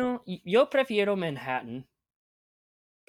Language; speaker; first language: Spanish; non-native, fluent; English